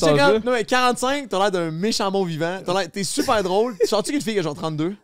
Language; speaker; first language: French; native; French